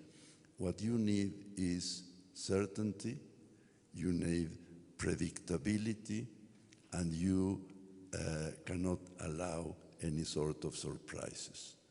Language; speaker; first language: English; non-native, fluent; Spanish